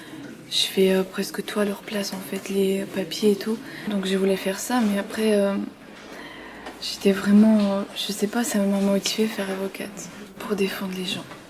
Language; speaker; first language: French; early bilingual, other home language; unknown